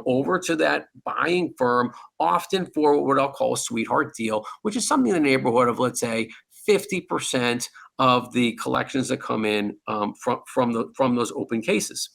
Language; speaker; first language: English; native; English